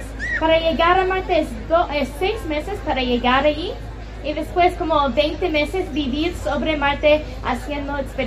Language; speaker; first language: Spanish; non-native, learner; English